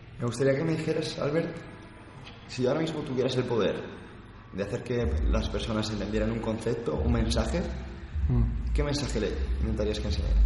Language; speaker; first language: Spanish; native; Spanish